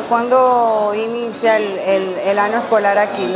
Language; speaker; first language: Portuguese; non-native, learner; Spanish